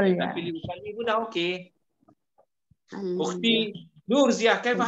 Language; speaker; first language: Arabic; non-native, learner; Malay